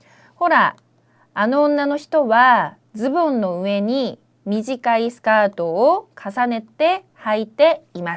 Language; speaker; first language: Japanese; non-native, fluent; Korean